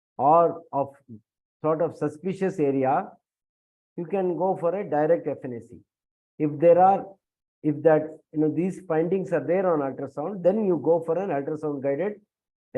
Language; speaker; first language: English; non-native, local second language; Kannada